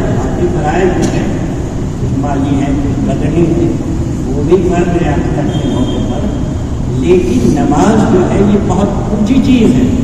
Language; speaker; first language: Urdu; non-native, local second language; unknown